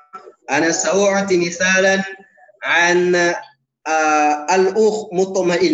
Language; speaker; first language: Arabic; non-native, fluent; Indonesian